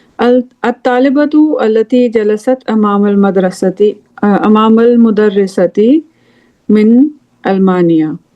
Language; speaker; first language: Arabic; non-native, fluent; English